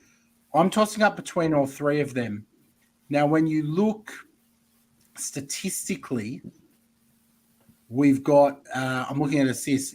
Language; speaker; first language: English; native; English